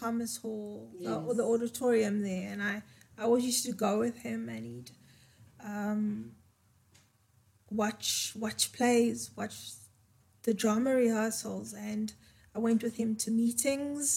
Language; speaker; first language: English; native; English